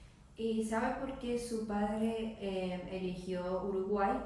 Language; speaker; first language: Spanish; non-native, learner; English